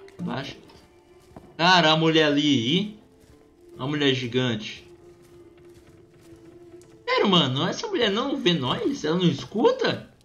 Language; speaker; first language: Portuguese; native; Portuguese